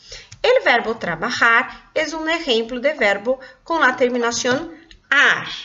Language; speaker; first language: Spanish; non-native, local second language; Portuguese